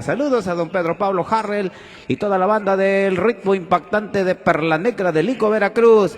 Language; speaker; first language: Spanish; native; Spanish